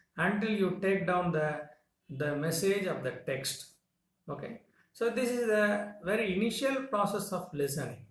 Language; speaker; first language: English; non-native, local second language; Tamil